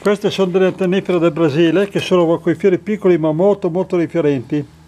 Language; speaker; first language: Italian; native; Italian